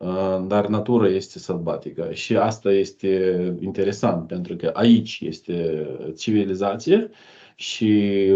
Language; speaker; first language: Romanian; non-native, learner; Ukrainian